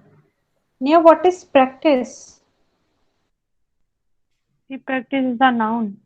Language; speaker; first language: English; non-native, learner; Hindi